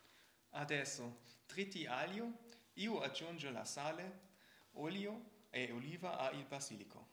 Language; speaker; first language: Italian; non-native, learner; German